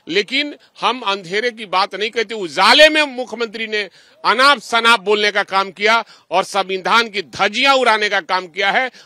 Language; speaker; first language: Hindi; native; Hindi